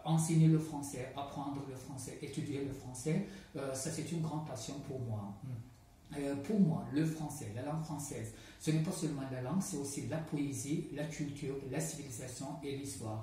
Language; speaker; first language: French; non-native, fluent; Azerbaijani